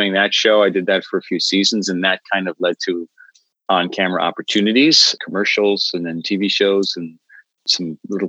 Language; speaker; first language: English; native; English